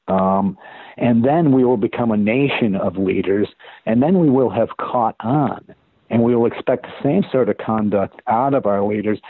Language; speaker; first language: English; native; English